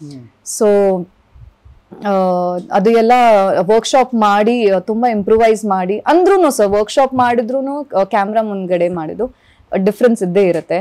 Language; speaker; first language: Kannada; early bilingual, other home language; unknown